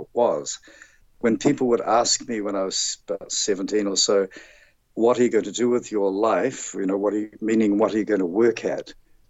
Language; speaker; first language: English; native; English